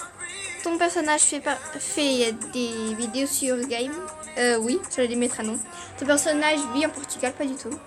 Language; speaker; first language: French; early bilingual, other home language; Portuguese